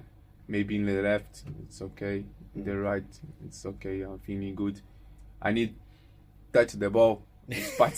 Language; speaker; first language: English; non-native, learner; Portuguese